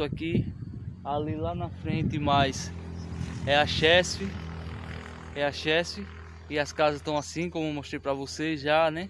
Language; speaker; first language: Portuguese; native; Portuguese